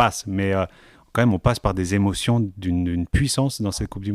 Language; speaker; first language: French; native; French